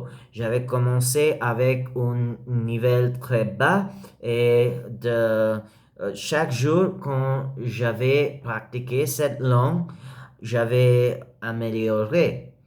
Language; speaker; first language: French; non-native, learner; English